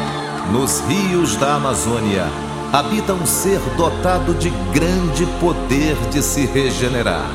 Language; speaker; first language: Portuguese; native; Portuguese